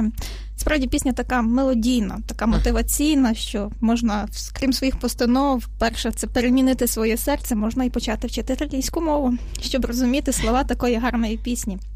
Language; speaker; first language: Ukrainian; native; Ukrainian